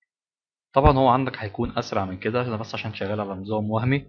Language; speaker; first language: Arabic; native; Arabic